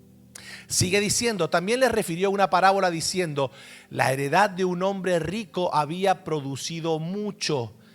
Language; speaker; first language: Spanish; native; Spanish